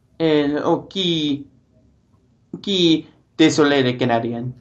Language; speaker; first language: French; non-native, learner; English